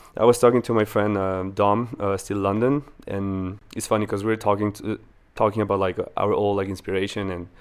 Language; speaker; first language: English; non-native, fluent; Spanish